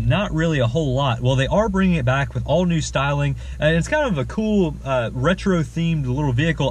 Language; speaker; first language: English; native; English